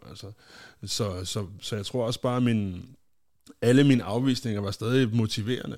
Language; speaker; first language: Danish; native; Danish